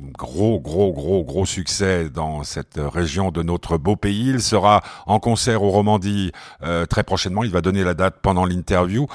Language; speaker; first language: French; native; French